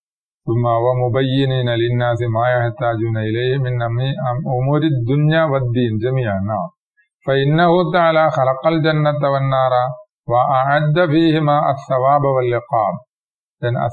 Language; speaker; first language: Arabic; non-native, fluent; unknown